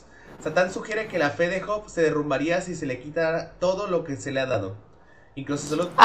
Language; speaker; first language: Spanish; native; Spanish